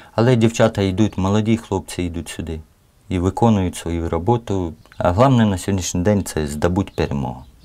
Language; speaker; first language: Ukrainian; early bilingual, other home language; Russian